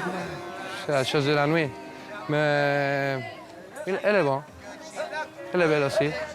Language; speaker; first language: French; non-native, learner; Spanish